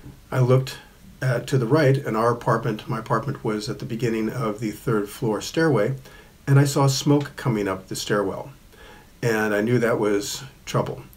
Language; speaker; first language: English; native; English